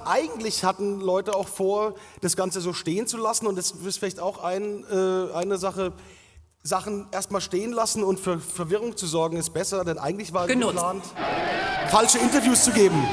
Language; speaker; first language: German; native; German